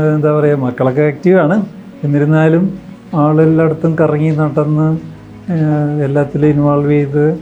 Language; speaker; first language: Malayalam; native; Malayalam